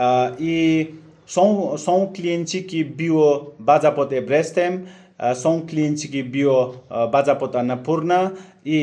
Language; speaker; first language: Polish; non-native, learner; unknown